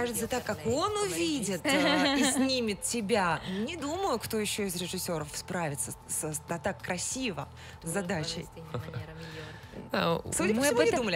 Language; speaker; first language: Russian; native; Russian